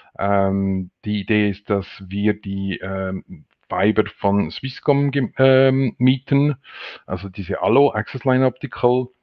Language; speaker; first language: German; non-native, local second language; French